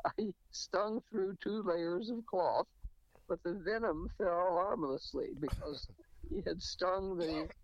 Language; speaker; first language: English; native; English